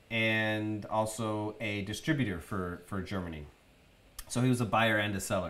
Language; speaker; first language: English; native; English